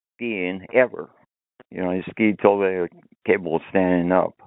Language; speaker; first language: English; early bilingual, other home language; Finnish